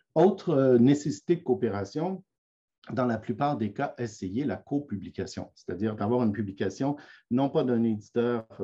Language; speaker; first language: French; native; French